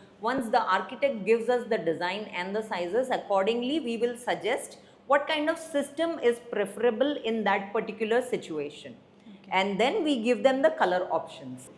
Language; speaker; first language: English; non-native, local second language; Telugu